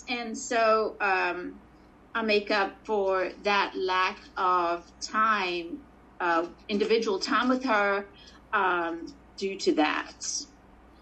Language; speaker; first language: English; native; English